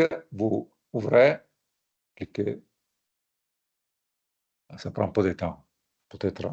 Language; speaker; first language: French; non-native, fluent; Italian